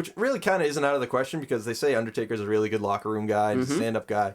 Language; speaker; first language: English; native; English